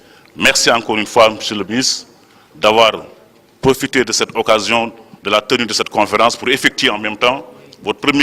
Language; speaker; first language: French; non-native, local second language; Wolof